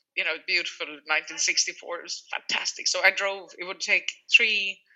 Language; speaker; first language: English; non-native, fluent; Swedish